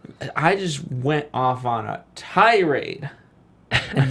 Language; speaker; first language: English; native; English